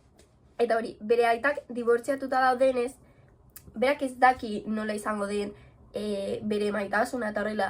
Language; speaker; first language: Basque; non-native, local second language; Spanish